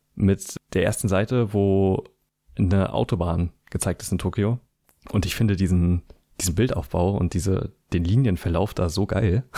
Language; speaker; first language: German; native; German